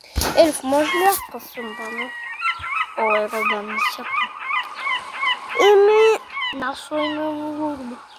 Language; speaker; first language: Bulgarian; non-native, local second language; Turkish